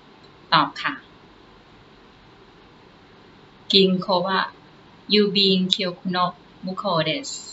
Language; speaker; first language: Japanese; non-native, learner; Thai